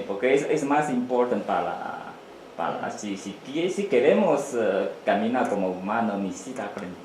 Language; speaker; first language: Spanish; non-native, learner; Chinese